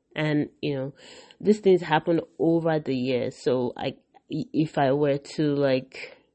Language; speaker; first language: English; non-native, local second language; Yoruba